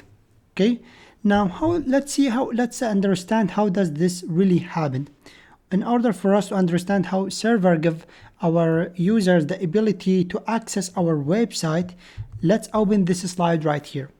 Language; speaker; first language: English; non-native, fluent; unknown